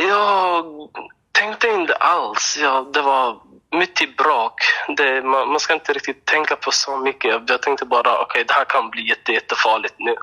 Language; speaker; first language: Swedish; non-native, fluent; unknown